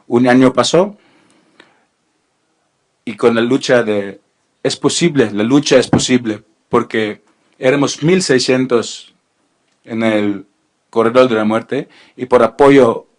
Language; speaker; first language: Spanish; non-native, learner; Filipino